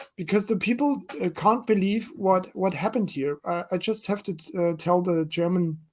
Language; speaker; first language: English; non-native, fluent; German